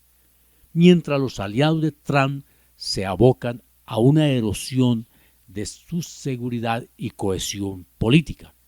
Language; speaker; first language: Spanish; native; Spanish